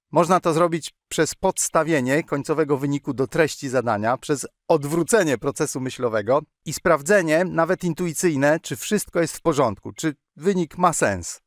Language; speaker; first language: Polish; native; Polish